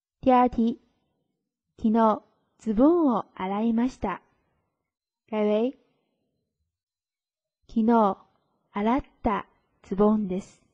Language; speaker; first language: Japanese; non-native, fluent; Chinese